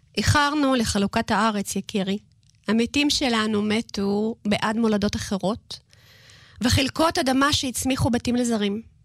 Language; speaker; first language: Hebrew; non-native, fluent; Russian